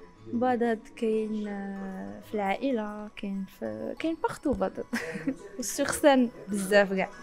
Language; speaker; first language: Arabic; native; Arabic